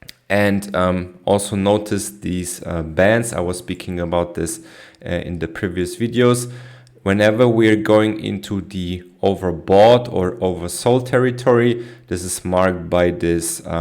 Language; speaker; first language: English; non-native, fluent; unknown